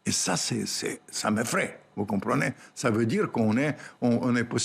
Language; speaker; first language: French; non-native, fluent; Russian